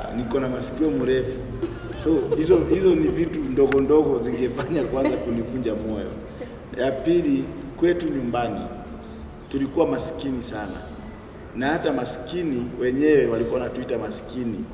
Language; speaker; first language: Swahili; non-native, local second language; Kikuyu